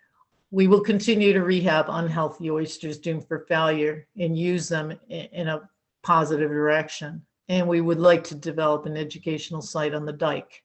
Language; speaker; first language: English; native; English